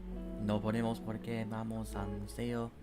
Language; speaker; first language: Spanish; non-native, learner; English